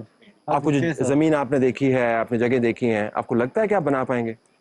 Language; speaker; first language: Urdu; native; Urdu